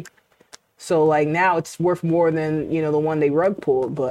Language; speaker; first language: English; native; English